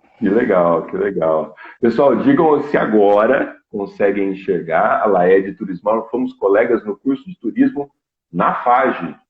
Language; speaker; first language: Portuguese; native; Portuguese